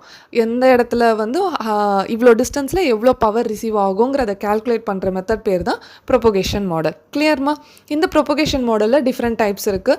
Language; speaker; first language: Tamil; native; Tamil